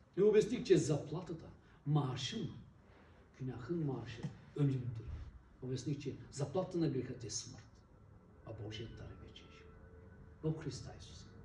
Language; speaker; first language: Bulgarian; non-native, local second language; Turkish